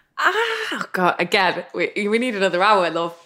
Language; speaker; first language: English; native; English